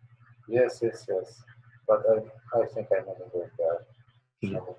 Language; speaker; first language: English; non-native, learner; Polish